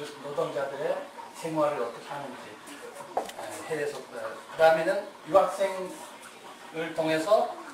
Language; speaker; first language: Korean; non-native, fluent; Kyrgyz